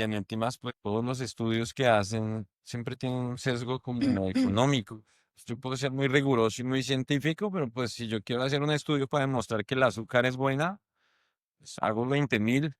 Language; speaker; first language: Spanish; native; Spanish